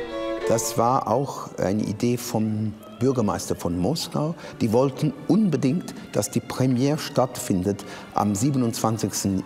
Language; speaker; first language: German; non-native, fluent; English